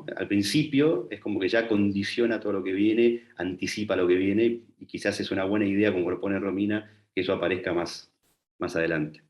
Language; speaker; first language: Spanish; native; Spanish